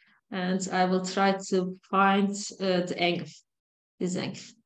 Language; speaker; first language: English; non-native, fluent; Turkish